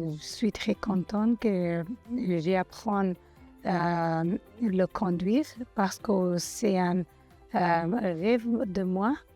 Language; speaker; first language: French; non-native, learner; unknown